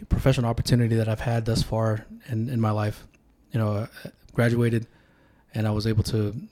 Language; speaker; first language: English; early bilingual, other home language; Tongan